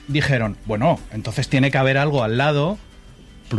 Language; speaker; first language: Spanish; native; Spanish